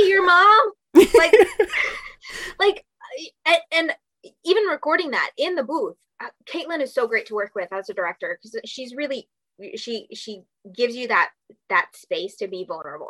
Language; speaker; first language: English; native; English